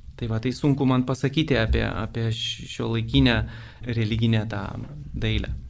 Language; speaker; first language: Lithuanian; native; Lithuanian